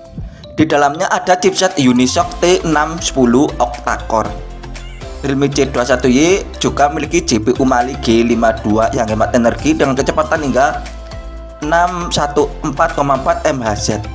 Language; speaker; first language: Indonesian; native; Indonesian